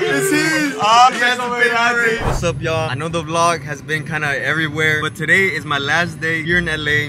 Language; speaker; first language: English; early bilingual, other home language; Spanish